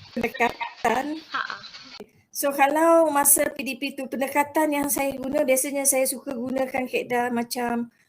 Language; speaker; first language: Malay; non-native, local second language; Iban